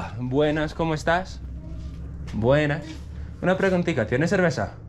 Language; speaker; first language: Spanish; non-native, fluent; English